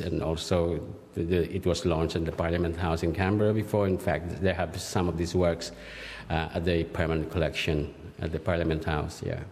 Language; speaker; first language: English; non-native, local second language; Filipino